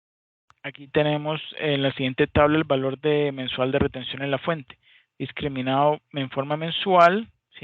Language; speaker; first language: Spanish; native; Spanish